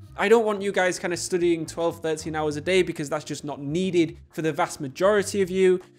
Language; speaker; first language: English; native; English